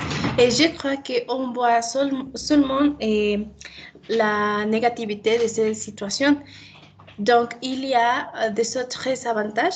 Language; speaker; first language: French; non-native, learner; Spanish